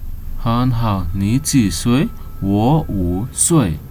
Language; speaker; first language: Chinese; non-native, fluent; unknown